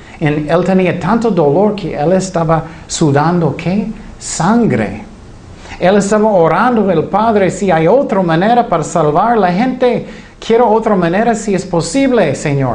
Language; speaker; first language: Spanish; non-native, fluent; English